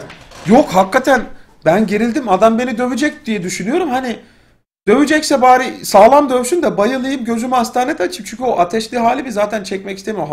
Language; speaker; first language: Turkish; native; Turkish